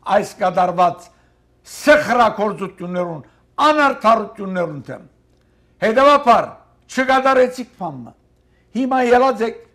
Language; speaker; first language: Armenian; early bilingual, heritage; Armenian